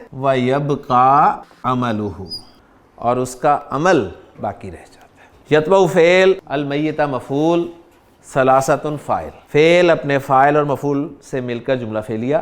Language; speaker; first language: Urdu; native; Urdu